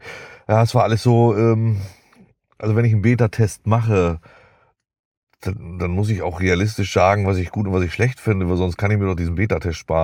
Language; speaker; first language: German; native; German